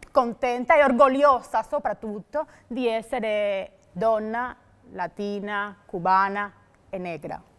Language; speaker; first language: Italian; non-native, fluent; Spanish